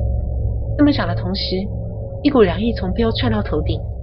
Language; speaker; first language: Chinese; native; Chinese